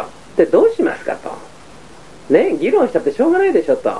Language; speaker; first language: Japanese; native; Japanese